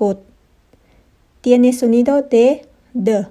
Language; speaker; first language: Spanish; non-native, fluent; Thai